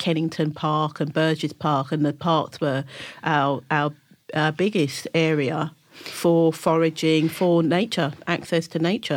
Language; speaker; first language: English; native; English